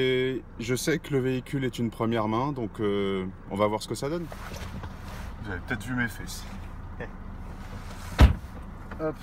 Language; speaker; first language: French; native; French